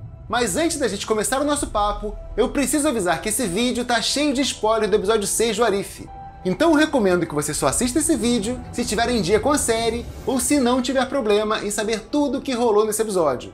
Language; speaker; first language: Portuguese; native; Portuguese